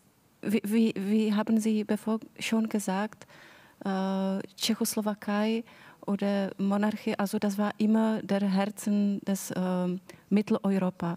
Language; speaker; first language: German; non-native, fluent; Czech